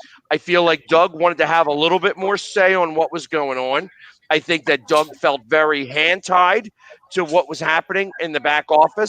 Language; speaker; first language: English; native; English